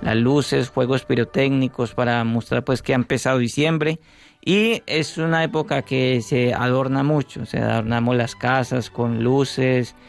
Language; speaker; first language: Spanish; native; Spanish